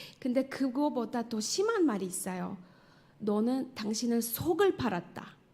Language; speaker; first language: Korean; non-native, fluent; Tajik